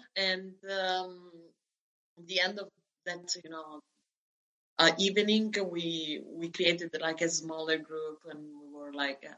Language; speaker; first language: English; non-native, fluent; Italian